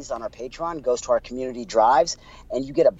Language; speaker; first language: English; non-native, fluent; Spanish